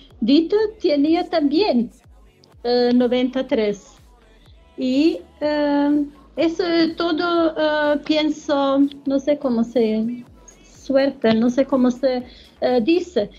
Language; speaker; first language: Spanish; non-native, learner; German